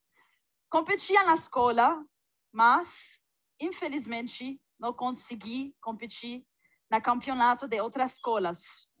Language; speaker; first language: Portuguese; non-native, fluent; Arabic